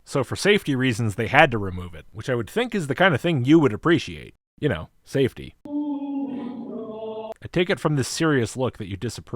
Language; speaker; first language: English; native; English